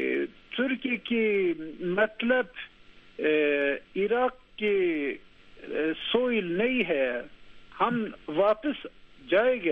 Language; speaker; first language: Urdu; non-native, learner; Turkish